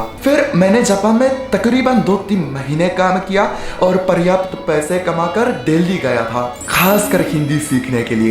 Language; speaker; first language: Hindi; non-native, fluent; Japanese